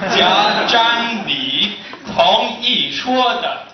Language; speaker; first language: Chinese; non-native, learner; English